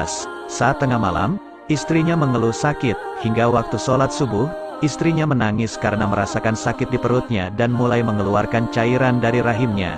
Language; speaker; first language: Indonesian; native; Indonesian